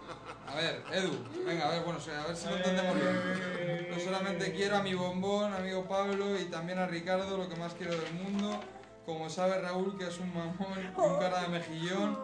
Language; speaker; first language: Spanish; native; Spanish